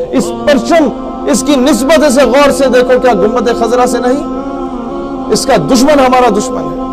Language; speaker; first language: Urdu; non-native, local second language; Punjabi